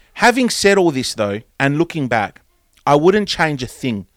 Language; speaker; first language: English; early bilingual, other home language; Greek